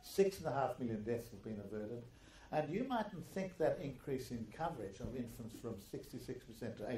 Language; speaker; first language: English; early bilingual, other home language; German